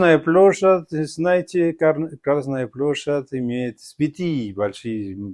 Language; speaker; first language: Russian; non-native, fluent; Spanish